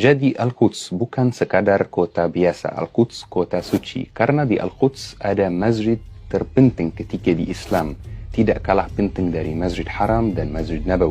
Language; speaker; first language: Indonesian; non-native, fluent; Arabic